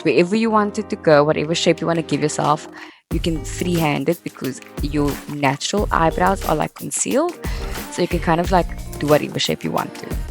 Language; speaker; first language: English; native; English